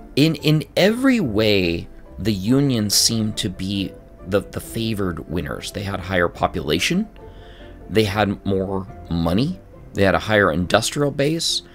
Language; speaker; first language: English; native; English